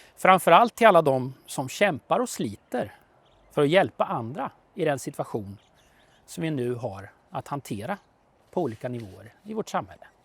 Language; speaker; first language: Swedish; native; Swedish